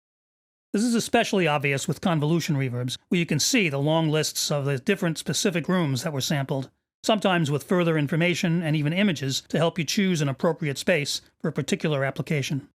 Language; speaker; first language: English; native; English